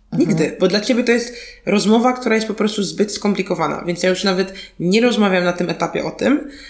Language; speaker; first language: Polish; native; Polish